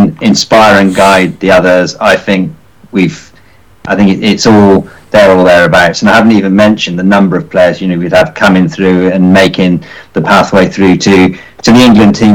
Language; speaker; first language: English; native; English